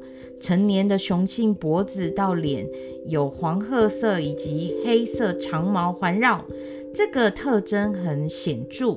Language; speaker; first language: Chinese; native; Chinese